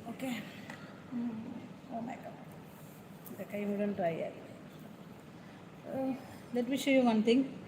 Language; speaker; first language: English; non-native, local second language; Malayalam